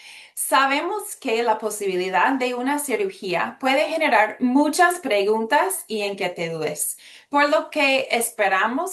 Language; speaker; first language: Spanish; early bilingual, heritage; Spanish